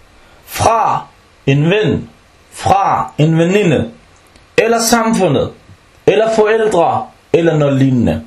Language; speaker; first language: Danish; early bilingual, other home language; Arabic